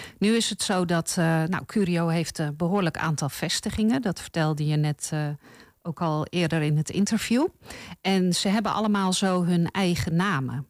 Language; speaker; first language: Dutch; native; Dutch